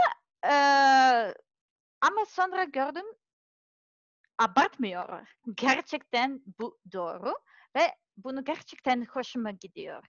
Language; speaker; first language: Turkish; non-native, learner; Serbian